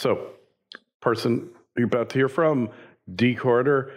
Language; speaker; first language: English; native; English